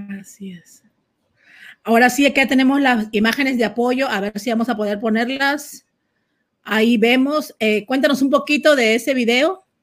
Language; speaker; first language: Spanish; native; Spanish